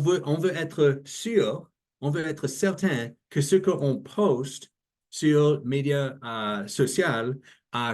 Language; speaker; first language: French; non-native, learner; English